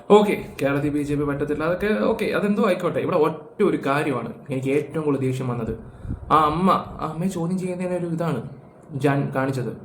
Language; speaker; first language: Malayalam; native; Malayalam